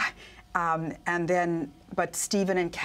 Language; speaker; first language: English; native; English